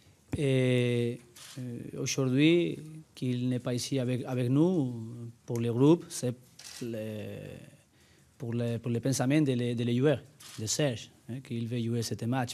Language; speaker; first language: French; non-native, learner; Spanish